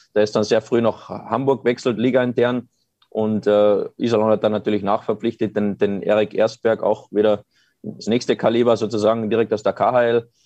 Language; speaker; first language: German; native; German